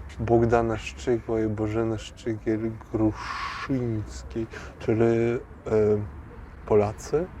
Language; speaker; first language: Polish; non-native, fluent; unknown